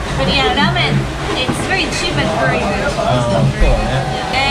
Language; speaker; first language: English; non-native, fluent; French